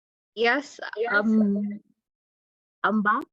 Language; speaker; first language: English; non-native, local second language; Swahili